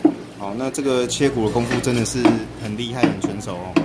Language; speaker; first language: Chinese; native; Chinese